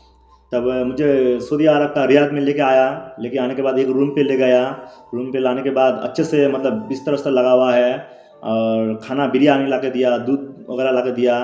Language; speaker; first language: Hindi; non-native, local second language; Bangla